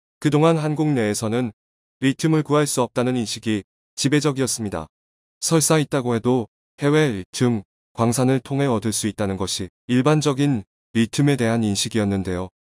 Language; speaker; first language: Korean; native; Korean